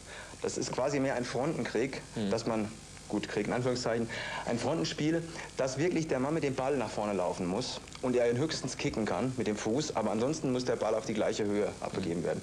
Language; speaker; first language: German; native; German